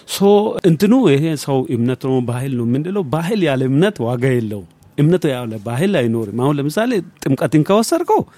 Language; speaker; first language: Amharic; non-native, local second language; Oromo